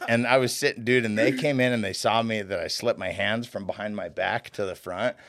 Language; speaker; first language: English; native; English